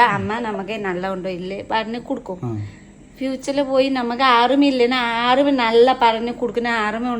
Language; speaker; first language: Malayalam; non-native, learner; Nepali